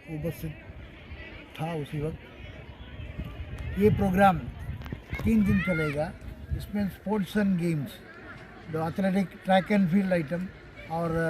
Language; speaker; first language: Hindi; non-native, local second language; Malayalam